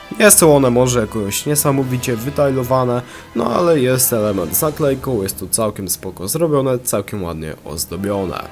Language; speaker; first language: Polish; native; Polish